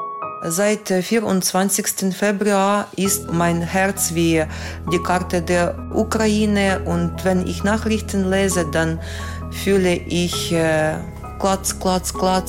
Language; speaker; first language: German; non-native, fluent; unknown